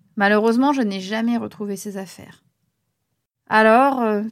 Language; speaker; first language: French; native; French